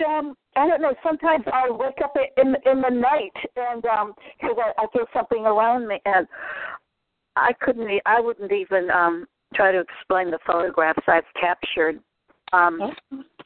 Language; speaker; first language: English; native; English